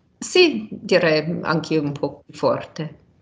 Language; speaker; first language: Italian; non-native, fluent; English